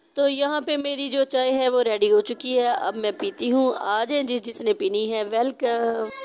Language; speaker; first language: Urdu; non-native, local second language; Punjabi